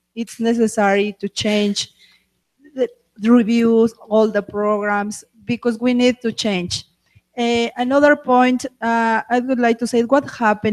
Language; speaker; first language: English; non-native, fluent; Spanish